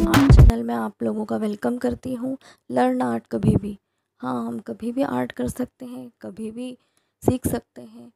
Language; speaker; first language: Hindi; native; Hindi